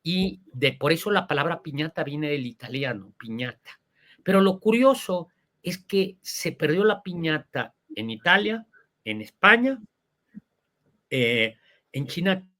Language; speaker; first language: Spanish; native; Spanish